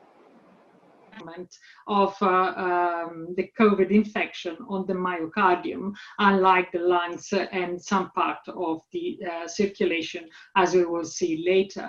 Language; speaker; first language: English; non-native, fluent; Italian